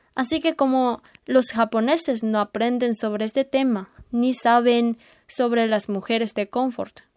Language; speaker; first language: Spanish; non-native, fluent; Korean